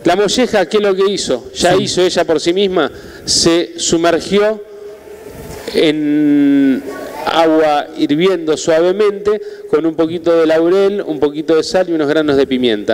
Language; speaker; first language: Spanish; native; Spanish